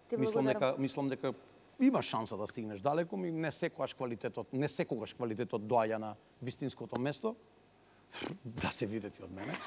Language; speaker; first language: Macedonian; native; Macedonian